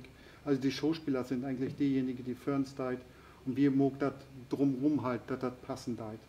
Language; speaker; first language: German; native; German